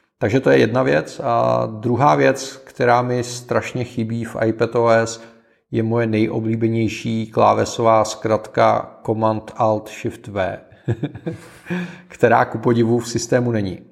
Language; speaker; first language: Czech; native; Czech